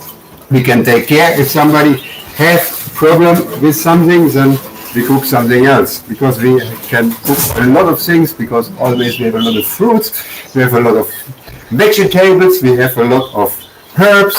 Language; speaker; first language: English; non-native, learner; German